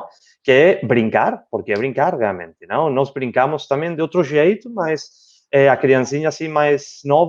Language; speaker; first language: Portuguese; non-native, learner; Spanish